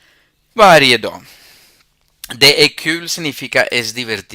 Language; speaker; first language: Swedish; non-native, fluent; Spanish